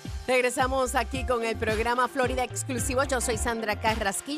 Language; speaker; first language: Spanish; native; Spanish